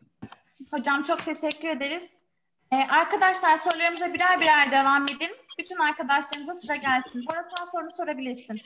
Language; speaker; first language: Turkish; native; Turkish